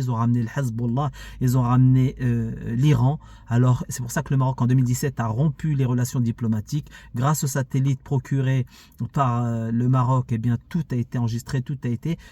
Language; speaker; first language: French; early bilingual, other home language; Arabic